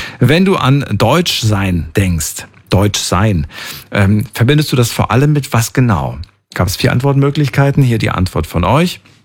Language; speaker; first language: German; native; German